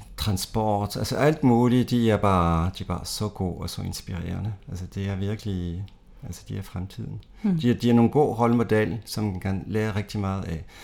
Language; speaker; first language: Danish; non-native, fluent; French